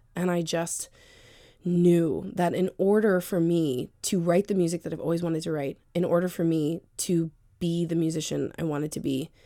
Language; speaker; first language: English; native; English